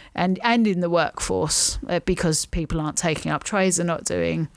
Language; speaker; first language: English; native; English